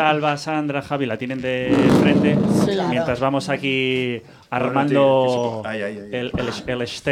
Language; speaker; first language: Spanish; native; Spanish